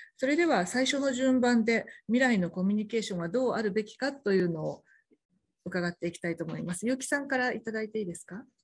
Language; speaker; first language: Japanese; native; Japanese